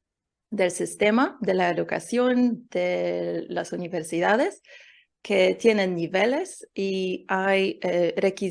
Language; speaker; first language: Spanish; non-native, learner; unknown